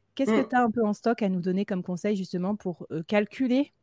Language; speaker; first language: French; native; French